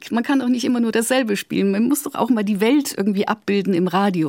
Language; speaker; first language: German; native; German